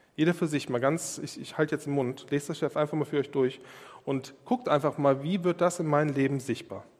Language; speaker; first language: German; native; German